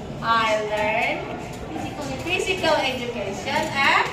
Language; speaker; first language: English; non-native, learner; Indonesian